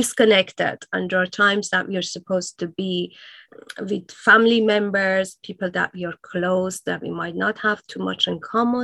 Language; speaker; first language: English; non-native, fluent; Persian